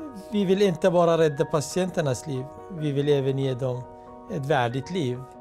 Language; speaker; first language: Swedish; non-native, fluent; Kurdish